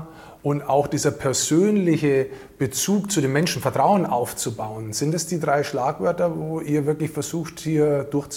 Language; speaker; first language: German; native; German